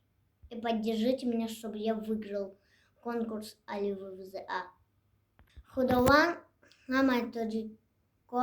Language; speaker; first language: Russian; non-native, local second language; Tajik